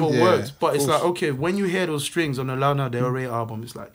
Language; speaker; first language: English; non-native, fluent; French